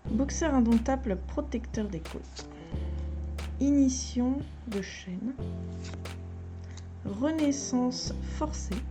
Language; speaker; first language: French; native; French